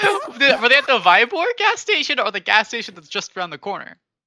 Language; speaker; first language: English; native; English